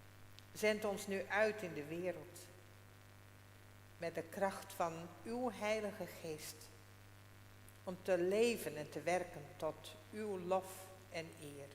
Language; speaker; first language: Dutch; non-native, local second language; Western Frisian